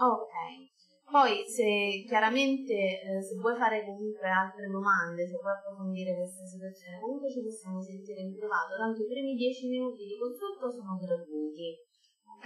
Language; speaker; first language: Italian; native; Italian